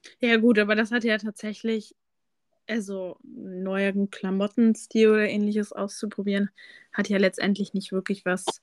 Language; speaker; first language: German; native; German